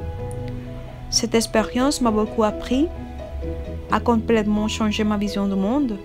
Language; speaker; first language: French; non-native, fluent; Spanish